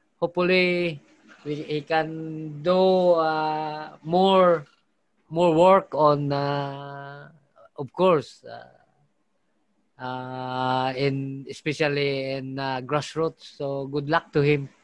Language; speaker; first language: English; non-native, local second language; Filipino